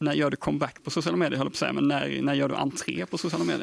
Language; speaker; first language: Swedish; native; Swedish